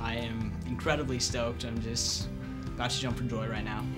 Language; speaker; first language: English; native; English